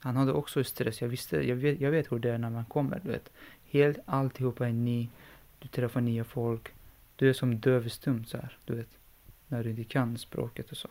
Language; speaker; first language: Swedish; non-native, learner; Persian